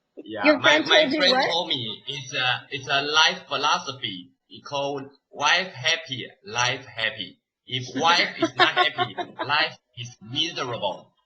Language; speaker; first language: English; non-native, fluent; Chinese